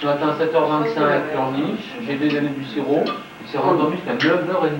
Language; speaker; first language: French; native; French